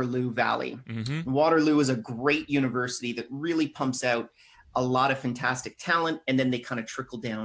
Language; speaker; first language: English; native; English